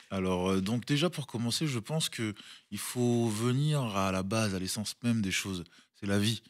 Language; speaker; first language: French; early bilingual, other home language; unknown